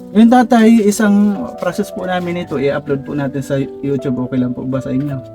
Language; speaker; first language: Filipino; non-native, local second language; Waray